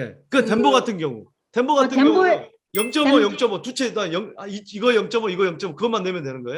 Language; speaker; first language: Korean; native; Korean